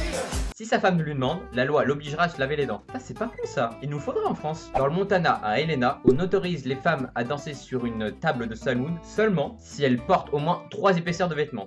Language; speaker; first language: French; native; French